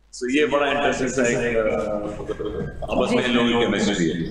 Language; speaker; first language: Hindi; native; Hindi